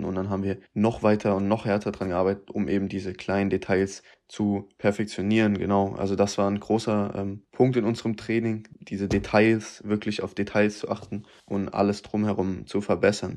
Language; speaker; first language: German; native; German